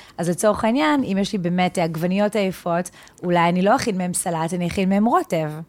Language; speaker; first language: Hebrew; native; Hebrew